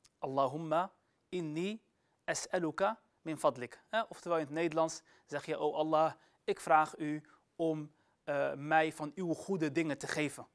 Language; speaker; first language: Dutch; early bilingual, other home language; Arabic